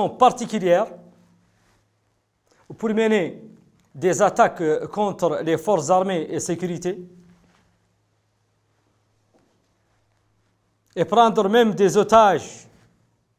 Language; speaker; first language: French; non-native, local second language; Arabic